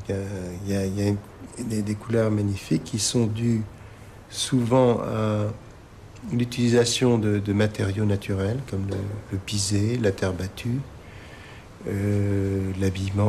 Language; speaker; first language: French; non-native, local second language; Arabic